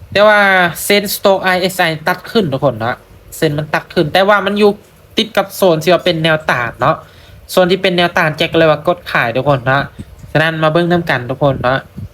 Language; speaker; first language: Thai; non-native, local second language; Lao